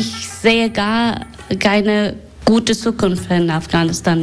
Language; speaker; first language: German; non-native, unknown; Persian